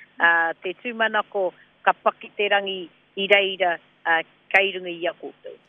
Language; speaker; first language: Māori; non-native, local second language; English